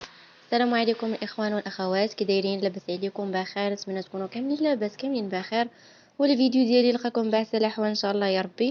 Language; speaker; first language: Arabic; native; Arabic